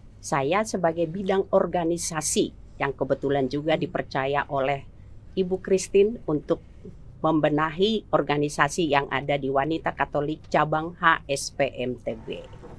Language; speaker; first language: Indonesian; non-native, local second language; Batak Toba